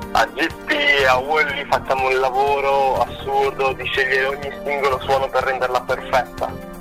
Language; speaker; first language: Italian; early bilingual, other home language; Spanish